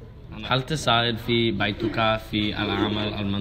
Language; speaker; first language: Arabic; non-native, learner; English